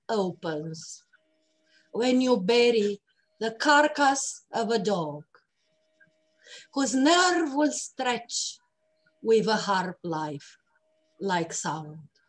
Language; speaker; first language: English; non-native, fluent; Romanian